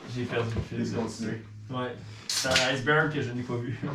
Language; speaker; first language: French; native; French